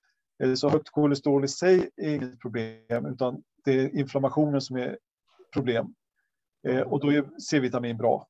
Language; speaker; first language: Swedish; native; Swedish